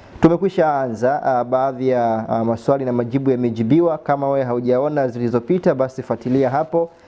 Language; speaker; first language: Swahili; native; Swahili